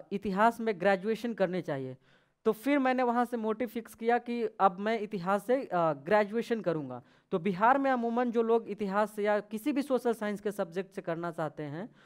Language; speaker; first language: Hindi; native; Hindi